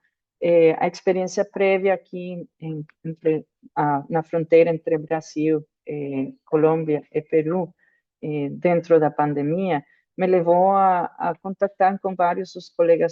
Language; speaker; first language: Portuguese; non-native, fluent; Spanish